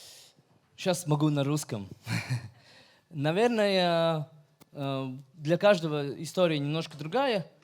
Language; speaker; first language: Russian; non-native, fluent; Latvian